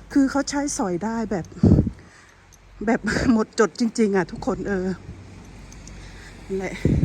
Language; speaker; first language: Thai; native; Thai